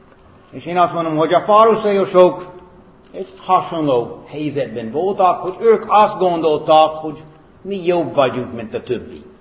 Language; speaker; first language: Hungarian; non-native, fluent; English